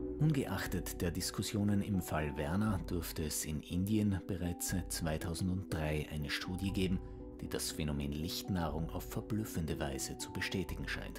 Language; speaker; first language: German; native; German